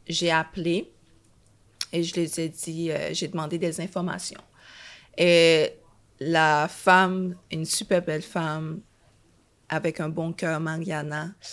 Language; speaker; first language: French; early bilingual, other home language; Haitian Creole